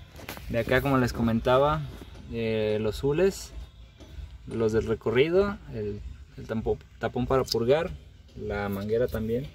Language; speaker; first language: Spanish; native; Spanish